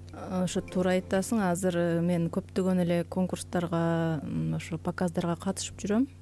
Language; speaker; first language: Kyrgyz; native; Kyrgyz